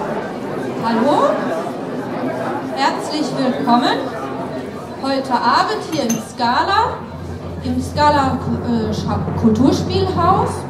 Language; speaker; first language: German; native; German